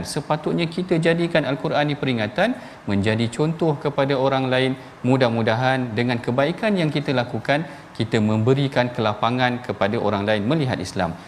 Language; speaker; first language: Malay; native; Malay